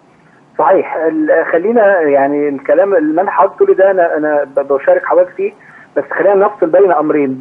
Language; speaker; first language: Arabic; native; Arabic